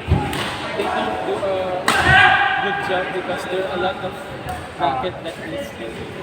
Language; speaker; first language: English; non-native, local second language; Filipino